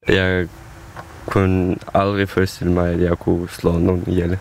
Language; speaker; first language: Danish; early bilingual, other home language; Ukrainian